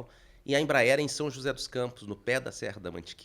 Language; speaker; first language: Portuguese; native; Portuguese